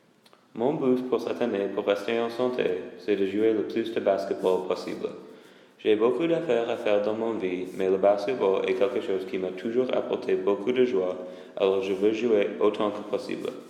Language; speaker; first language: French; early bilingual, other home language; English